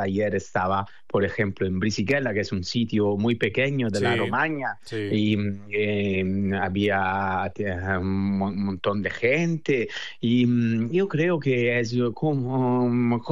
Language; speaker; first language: Spanish; non-native, fluent; Italian